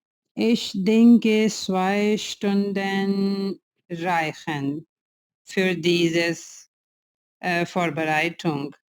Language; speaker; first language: German; non-native, learner; Urdu